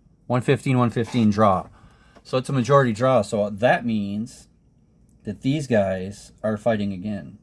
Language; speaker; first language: English; native; English